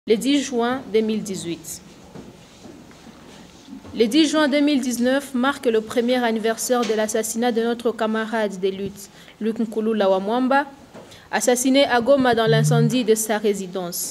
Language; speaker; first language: French; non-native, local second language; Swahili